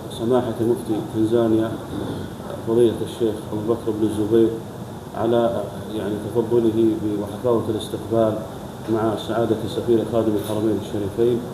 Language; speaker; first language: Arabic; native; Arabic